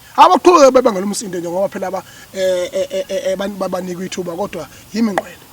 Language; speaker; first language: Zulu; native; Zulu